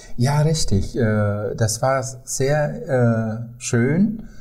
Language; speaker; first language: German; non-native, fluent; Sinhala